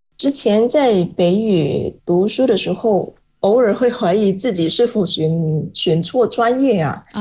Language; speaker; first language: Chinese; non-native, fluent; Indonesian